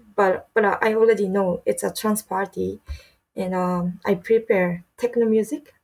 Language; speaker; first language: English; non-native, learner; Japanese